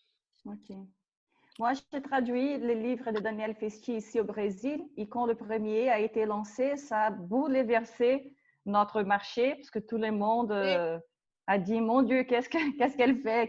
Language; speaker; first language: French; non-native, fluent; Portuguese